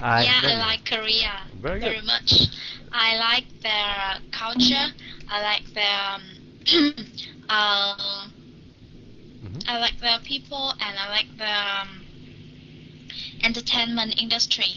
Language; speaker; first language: English; non-native, learner; Vietnamese